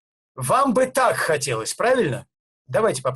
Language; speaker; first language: Russian; native; Russian